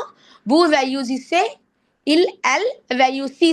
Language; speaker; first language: French; non-native, fluent; Punjabi